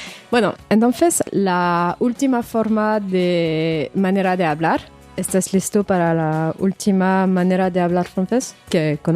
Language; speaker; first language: Spanish; non-native, fluent; French